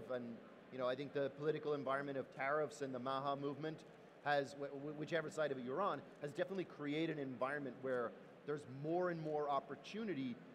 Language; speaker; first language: English; native; English